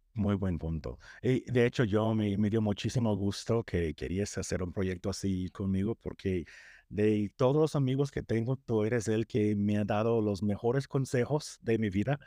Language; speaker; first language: Spanish; non-native, fluent; English